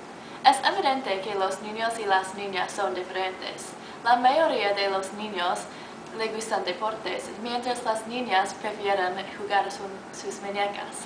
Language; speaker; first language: Spanish; non-native, learner; English